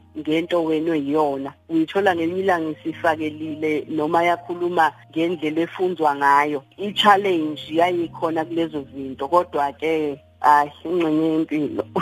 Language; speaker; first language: Zulu; native; Zulu